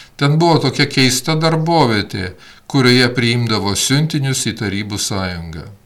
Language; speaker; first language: Lithuanian; early bilingual, heritage; Lithuanian